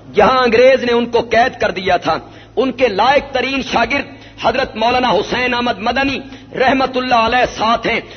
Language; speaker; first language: Urdu; non-native, local second language; Punjabi